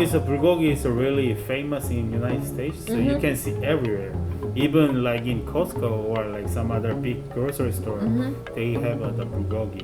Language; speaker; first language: English; non-native, fluent; Korean